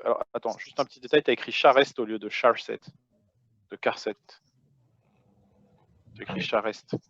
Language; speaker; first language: French; native; French